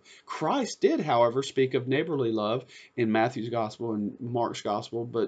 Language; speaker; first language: English; native; English